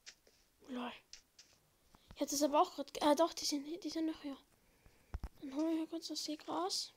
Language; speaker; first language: German; native; German